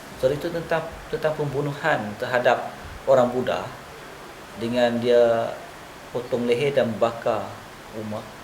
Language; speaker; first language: Malay; native; Malay